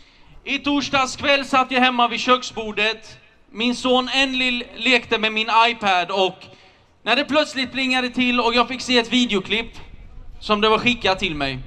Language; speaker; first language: Swedish; early bilingual, other home language; Assyrian Neo-Aramaic